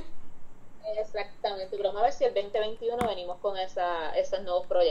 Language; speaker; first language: Spanish; native; Spanish